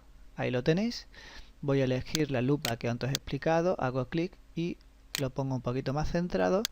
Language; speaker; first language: Spanish; native; Spanish